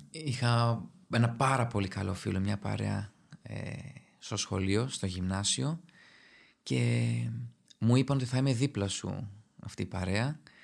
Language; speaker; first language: Greek; early bilingual, other home language; Albanian